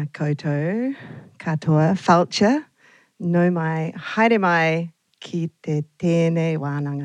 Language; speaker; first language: English; native; English